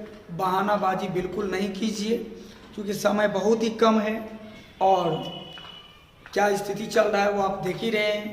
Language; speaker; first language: Hindi; native; Hindi